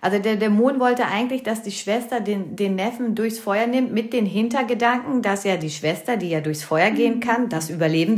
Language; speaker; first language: German; early bilingual, other home language; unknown